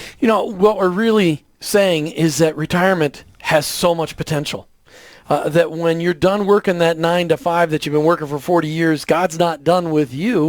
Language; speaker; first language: English; native; English